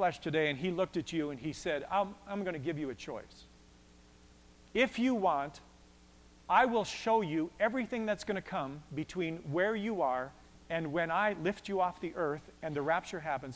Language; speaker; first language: English; native; English